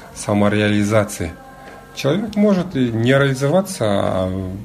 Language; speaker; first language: Russian; early bilingual, other home language; Mongolian